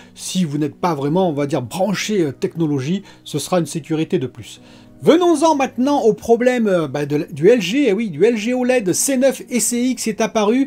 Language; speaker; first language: French; native; French